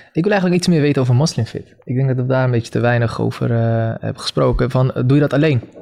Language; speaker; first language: Dutch; early bilingual, other home language; Turkish